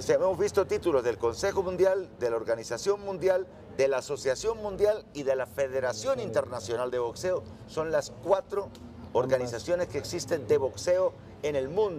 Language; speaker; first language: Spanish; native; Spanish